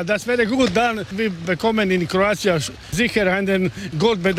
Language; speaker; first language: German; non-native, learner; Croatian